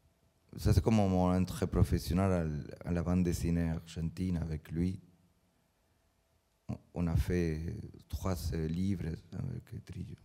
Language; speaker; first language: French; non-native, learner; Spanish